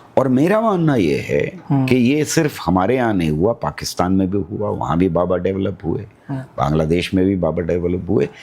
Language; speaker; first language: Hindi; native; Hindi